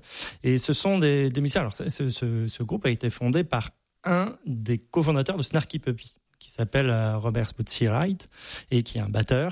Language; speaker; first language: French; native; French